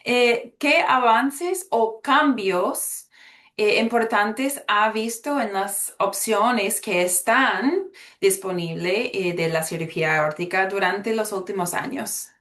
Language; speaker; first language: Spanish; early bilingual, heritage; Spanish